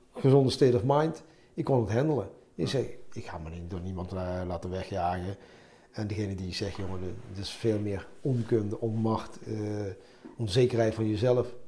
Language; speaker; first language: Dutch; early bilingual, other home language; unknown